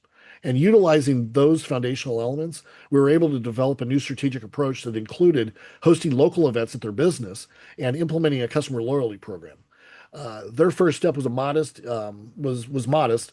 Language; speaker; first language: English; native; English